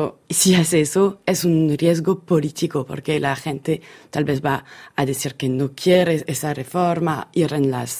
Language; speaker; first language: Spanish; non-native, fluent; French